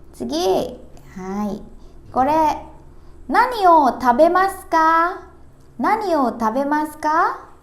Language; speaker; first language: Japanese; non-native, fluent; Indonesian